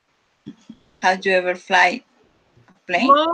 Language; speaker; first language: English; non-native, learner; Spanish